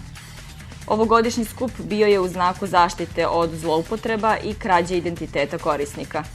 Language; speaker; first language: Serbian; native; Serbian